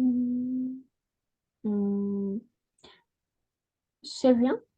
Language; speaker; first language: French; non-native, learner; Spanish